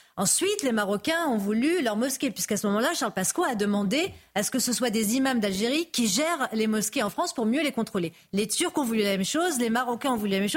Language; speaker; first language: French; native; French